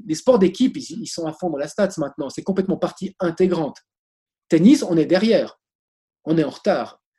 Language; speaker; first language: French; native; French